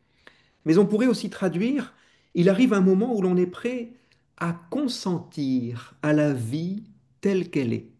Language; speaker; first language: French; native; French